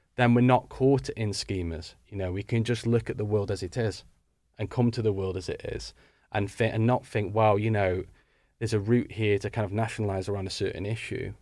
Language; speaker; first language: English; native; English